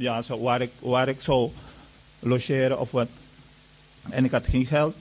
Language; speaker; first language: Dutch; non-native, fluent; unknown